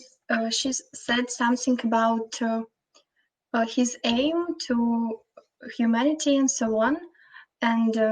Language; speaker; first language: English; non-native, fluent; Russian